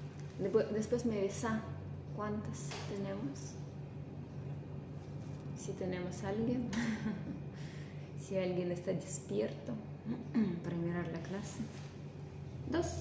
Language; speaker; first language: Spanish; non-native, fluent; Russian